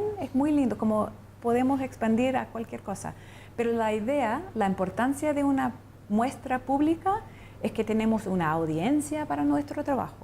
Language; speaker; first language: Spanish; non-native, fluent; English